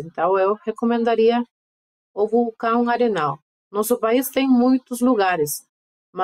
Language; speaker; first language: Portuguese; non-native, fluent; Spanish